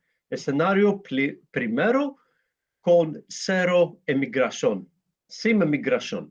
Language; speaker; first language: Spanish; non-native, learner; Greek